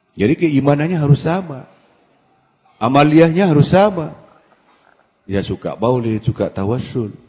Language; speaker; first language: Indonesian; non-native, local second language; Madurese